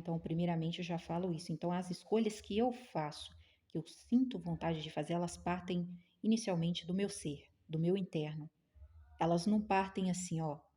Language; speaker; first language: Portuguese; native; Portuguese